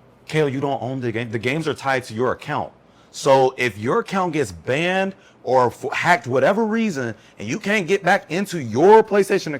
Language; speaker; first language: English; native; English